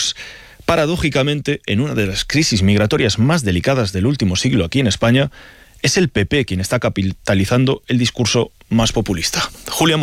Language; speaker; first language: Spanish; native; Spanish